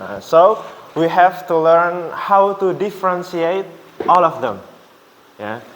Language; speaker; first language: English; non-native, fluent; Indonesian